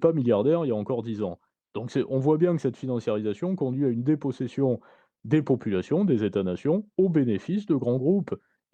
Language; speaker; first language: French; native; French